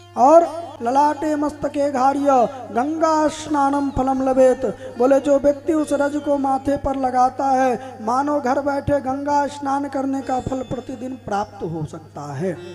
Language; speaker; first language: Hindi; native; Hindi